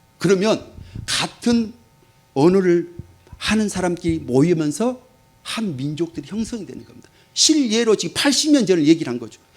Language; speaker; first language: Korean; native; Korean